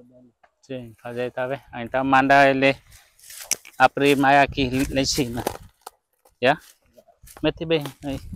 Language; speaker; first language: Portuguese; non-native, learner; Vietnamese